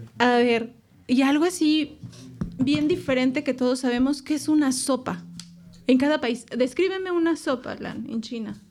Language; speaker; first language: Spanish; native; Spanish